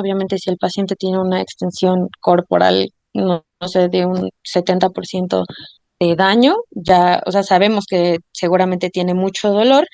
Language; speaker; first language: Spanish; native; Spanish